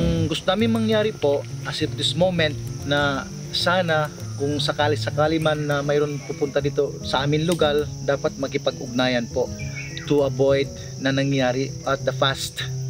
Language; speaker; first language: Filipino; non-native, local second language; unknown